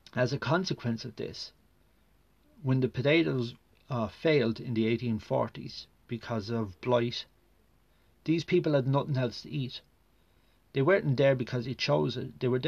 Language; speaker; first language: English; native; English